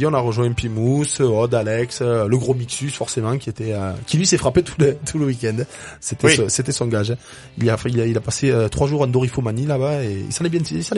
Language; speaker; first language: French; native; French